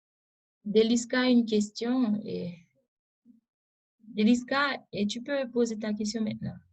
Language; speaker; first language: French; non-native, local second language; Haitian Creole